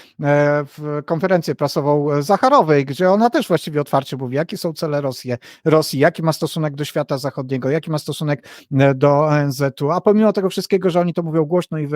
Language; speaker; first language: Polish; native; Polish